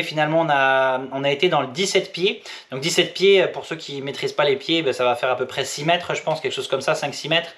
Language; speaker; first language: French; native; French